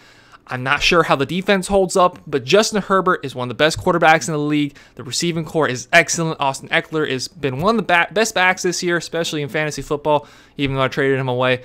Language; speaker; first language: English; native; English